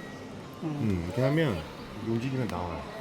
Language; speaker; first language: Korean; native; Korean